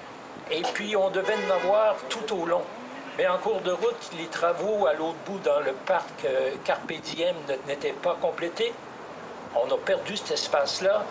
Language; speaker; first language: French; native; French